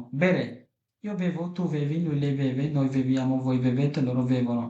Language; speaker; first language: Italian; non-native, fluent; Bangla